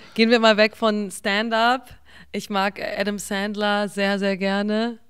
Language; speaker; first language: German; early bilingual, other home language; English